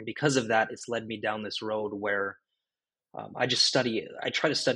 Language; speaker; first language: English; native; English